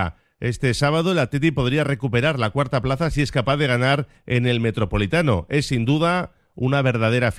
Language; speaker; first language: Spanish; native; Spanish